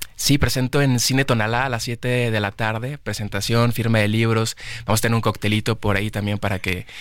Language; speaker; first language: Spanish; native; Spanish